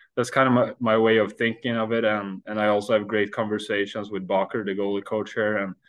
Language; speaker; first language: English; non-native, fluent; Swedish